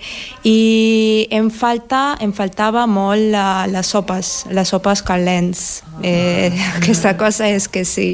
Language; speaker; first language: Catalan; non-native, learner; Spanish